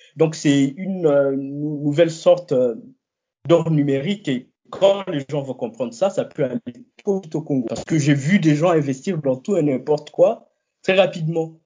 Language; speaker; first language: French; non-native, local second language; Lingala